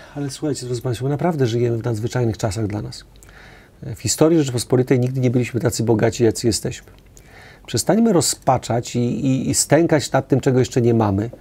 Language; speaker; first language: Polish; native; Polish